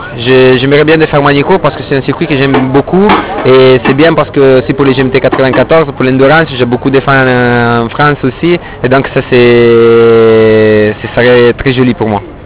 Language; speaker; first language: French; non-native, fluent; Italian